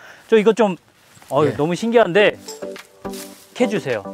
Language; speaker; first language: Korean; native; Korean